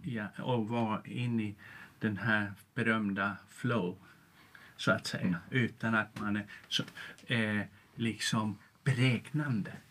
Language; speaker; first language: Swedish; non-native, local second language; Finnish